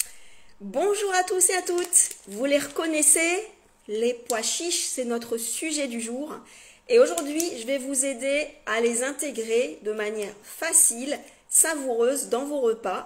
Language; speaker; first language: French; native; French